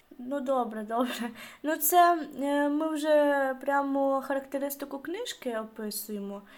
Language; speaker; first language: Ukrainian; non-native, local second language; Russian